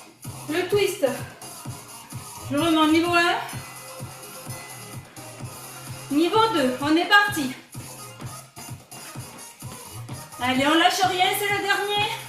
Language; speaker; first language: French; native; French